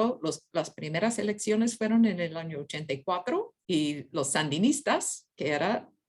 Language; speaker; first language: Spanish; non-native, fluent; English